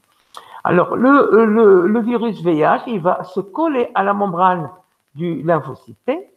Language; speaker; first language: French; non-native, local second language; Arabic